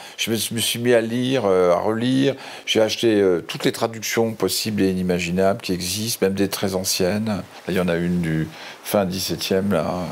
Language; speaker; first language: French; native; French